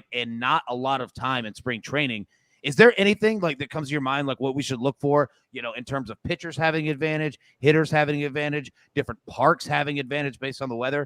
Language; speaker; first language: English; native; English